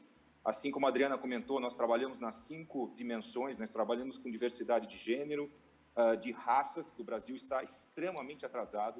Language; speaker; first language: Portuguese; native; Portuguese